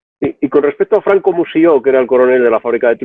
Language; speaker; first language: Spanish; native; Spanish